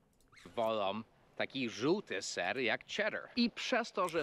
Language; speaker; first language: Polish; non-native, fluent; English